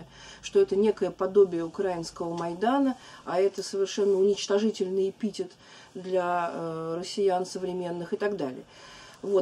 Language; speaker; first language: Russian; native; Russian